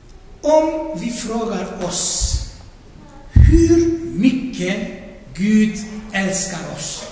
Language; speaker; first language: Swedish; non-native, fluent; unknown